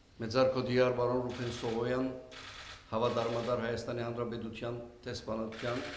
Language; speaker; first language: Armenian; early bilingual, heritage; Armenian